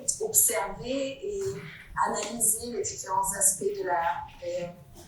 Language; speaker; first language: French; non-native, fluent; Italian